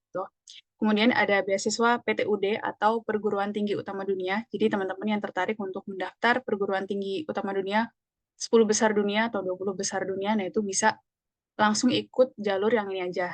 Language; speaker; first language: Indonesian; native; Indonesian